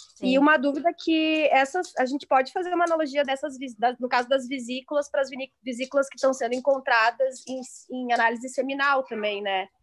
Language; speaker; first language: Portuguese; native; Portuguese